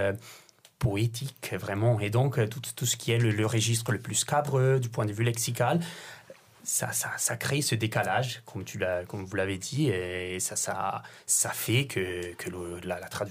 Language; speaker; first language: French; non-native, fluent; Italian